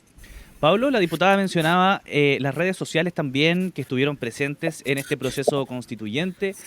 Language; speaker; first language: Spanish; native; Spanish